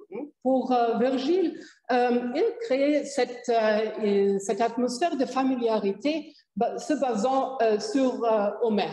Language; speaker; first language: French; non-native, fluent; German